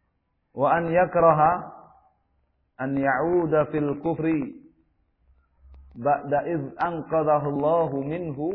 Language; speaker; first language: Arabic; non-native, fluent; Indonesian